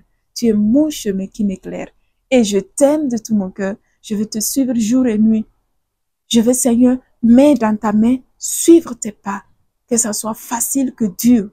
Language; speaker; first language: French; non-native, fluent; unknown